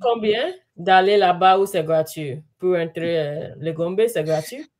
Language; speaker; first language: French; non-native, learner; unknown